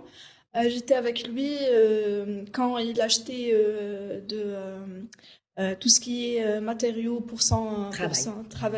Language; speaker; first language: French; non-native, local second language; Arabic